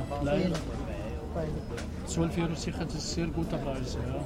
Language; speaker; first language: German; non-native, learner; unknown